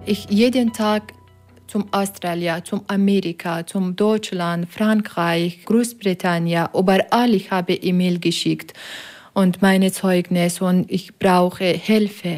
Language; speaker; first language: German; non-native, learner; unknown